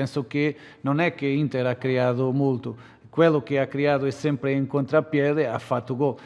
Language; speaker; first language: Italian; non-native, fluent; Portuguese